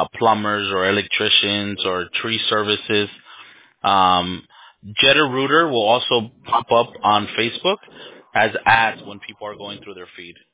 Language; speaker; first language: English; early bilingual, other home language; Spanish